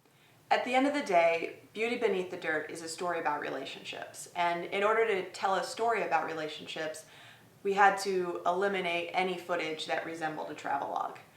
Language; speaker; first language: English; native; English